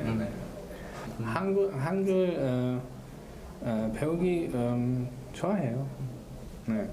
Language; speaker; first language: Korean; non-native, learner; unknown